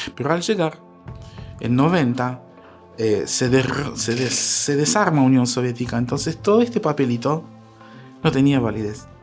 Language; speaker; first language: Spanish; non-native, fluent; Russian